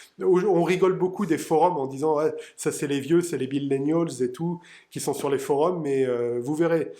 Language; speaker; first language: French; native; French